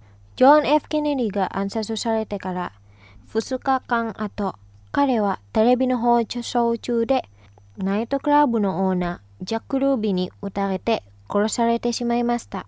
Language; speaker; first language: Japanese; non-native, fluent; Indonesian